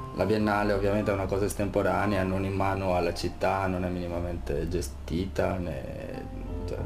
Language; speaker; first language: Italian; native; Italian